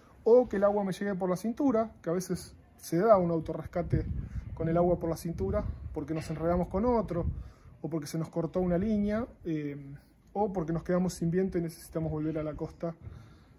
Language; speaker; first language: Spanish; native; Spanish